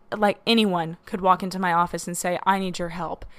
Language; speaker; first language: English; native; English